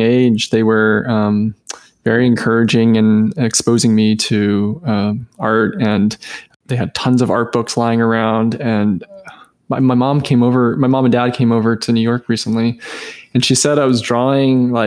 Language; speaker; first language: English; native; English